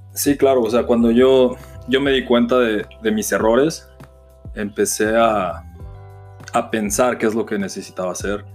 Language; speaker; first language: Spanish; native; Spanish